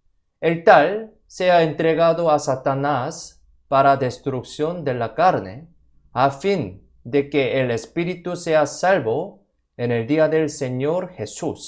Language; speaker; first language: Spanish; non-native, fluent; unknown